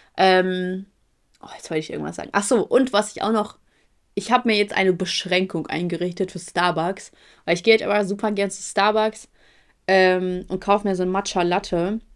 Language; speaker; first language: German; early bilingual, other home language; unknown